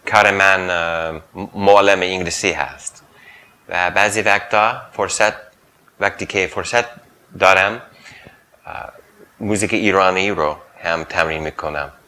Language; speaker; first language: Persian; non-native, fluent; English